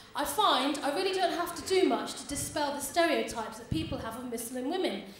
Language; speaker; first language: English; native; English